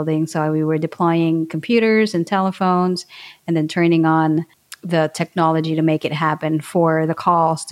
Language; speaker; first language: English; non-native, local second language; Filipino